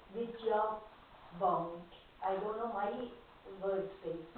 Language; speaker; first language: English; non-native, local second language; Tamil